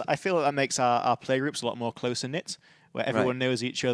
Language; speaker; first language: English; native; English